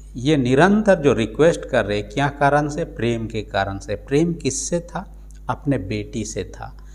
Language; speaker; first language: Hindi; non-native, local second language; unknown